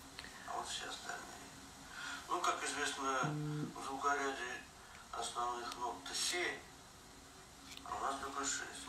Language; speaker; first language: Russian; native; Russian